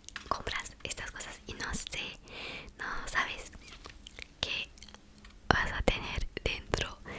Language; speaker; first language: Spanish; non-native, fluent; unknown